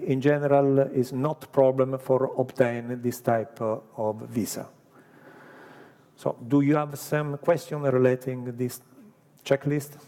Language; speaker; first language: English; non-native, learner; Italian